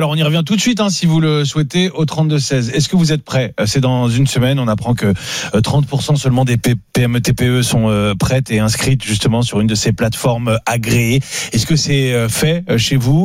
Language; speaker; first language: French; native; French